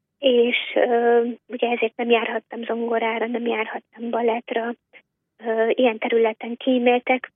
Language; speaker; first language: Hungarian; native; Hungarian